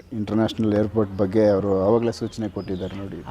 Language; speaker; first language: Kannada; native; Kannada